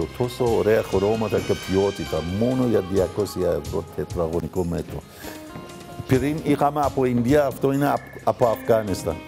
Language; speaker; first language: Greek; non-native, learner; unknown